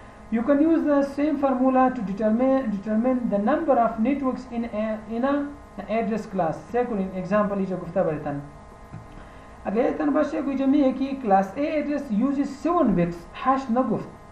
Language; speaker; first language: English; non-native, fluent; Persian